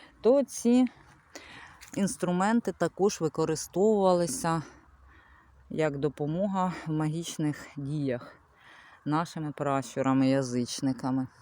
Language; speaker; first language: Ukrainian; non-native, local second language; Russian